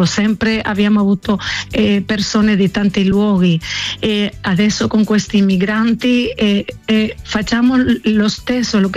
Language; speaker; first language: Italian; non-native, fluent; Spanish